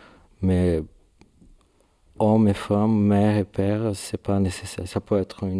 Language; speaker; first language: French; non-native, learner; Portuguese